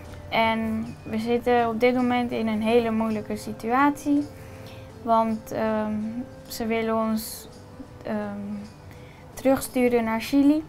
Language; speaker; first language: Dutch; early bilingual, other home language; Spanish